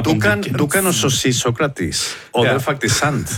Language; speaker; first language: Norwegian; non-native, fluent; Spanish